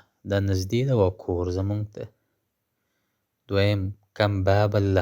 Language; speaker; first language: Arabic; non-native, fluent; Pashto